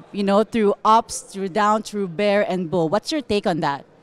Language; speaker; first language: English; non-native, local second language; Filipino